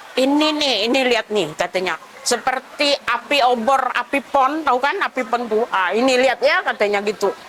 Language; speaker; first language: Indonesian; non-native, local second language; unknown